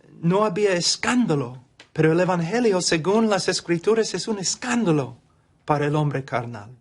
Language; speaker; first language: Spanish; non-native, fluent; English